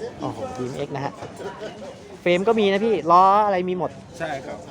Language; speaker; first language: Thai; native; Thai